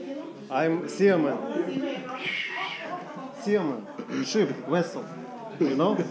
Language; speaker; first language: English; non-native, learner; Russian